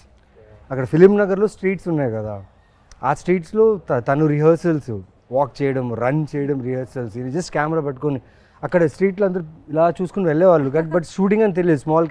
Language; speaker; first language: Telugu; native; Telugu